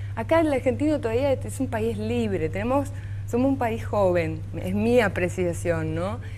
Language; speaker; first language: Spanish; non-native, local second language; German